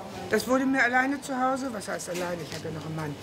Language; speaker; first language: German; native; German